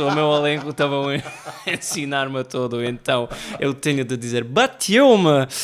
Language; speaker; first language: Portuguese; early bilingual, heritage; Portuguese